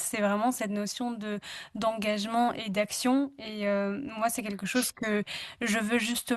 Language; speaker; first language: French; native; French